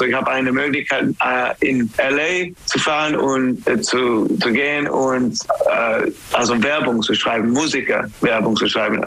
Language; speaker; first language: German; non-native, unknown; English